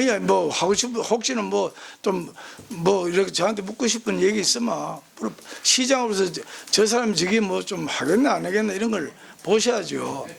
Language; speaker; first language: Korean; native; Korean